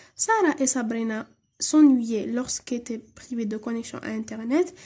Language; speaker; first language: French; non-native, local second language; Arabic